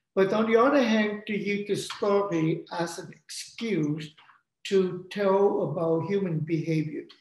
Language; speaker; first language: English; non-native, fluent; Vietnamese